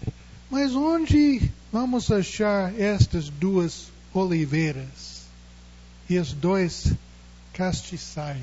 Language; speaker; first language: Portuguese; non-native, fluent; English